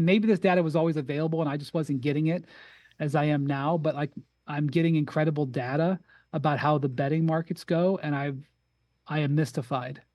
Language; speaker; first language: English; native; English